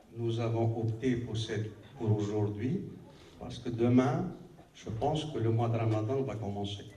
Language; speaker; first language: French; non-native, local second language; Arabic